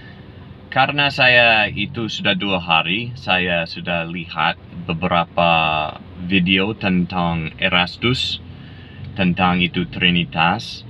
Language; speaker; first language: Indonesian; non-native, fluent; English